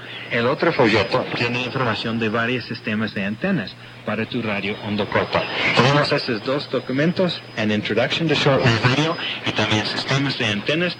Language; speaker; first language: Spanish; non-native, fluent; English